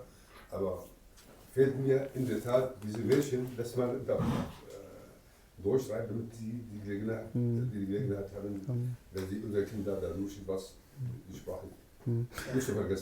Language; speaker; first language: German; non-native, fluent; Kurdish